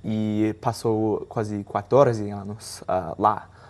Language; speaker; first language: Portuguese; non-native, fluent; English